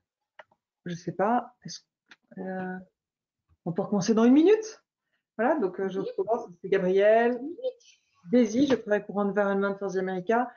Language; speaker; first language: French; native; French